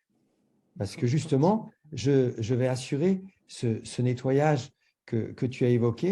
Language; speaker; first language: French; native; French